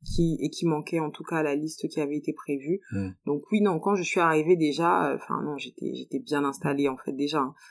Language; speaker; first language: French; native; French